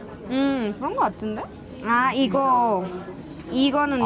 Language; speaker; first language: Korean; non-native, learner; Spanish